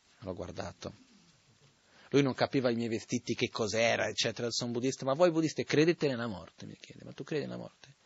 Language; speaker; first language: Italian; non-native, fluent; Portuguese